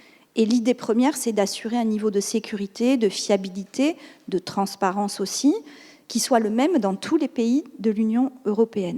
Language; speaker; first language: French; native; French